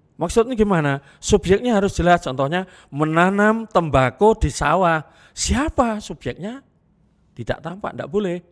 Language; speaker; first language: Indonesian; non-native, local second language; Javanese